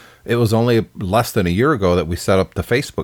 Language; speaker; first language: English; native; English